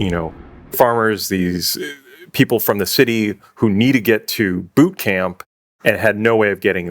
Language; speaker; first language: English; native; English